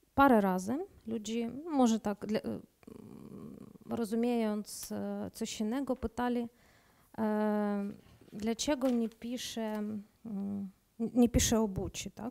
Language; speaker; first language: Polish; non-native, learner; Ukrainian